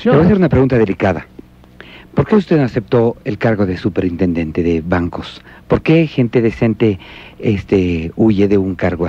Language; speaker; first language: Spanish; native; Spanish